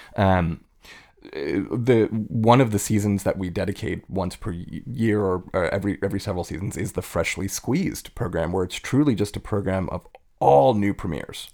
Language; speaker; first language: English; native; English